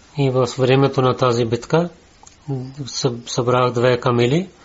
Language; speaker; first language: Bulgarian; non-native, learner; Urdu